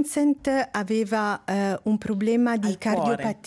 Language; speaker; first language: Italian; native; Italian